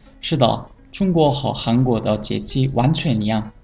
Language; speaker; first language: Chinese; non-native, fluent; Korean